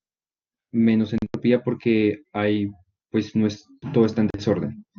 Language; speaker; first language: Spanish; native; Spanish